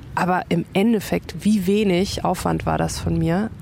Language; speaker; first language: German; native; German